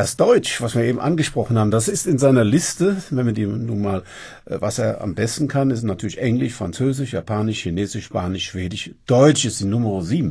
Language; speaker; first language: German; native; German